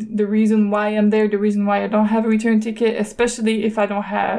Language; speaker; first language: English; non-native, fluent; French